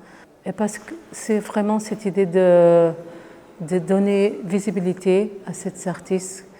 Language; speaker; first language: French; non-native, fluent; Portuguese